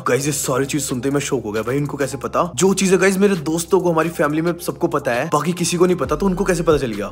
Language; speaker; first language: Hindi; native; Hindi